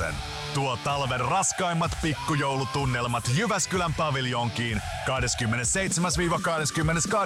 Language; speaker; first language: Finnish; native; Finnish